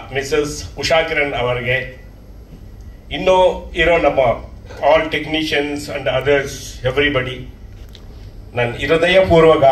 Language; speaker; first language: Kannada; non-native, learner; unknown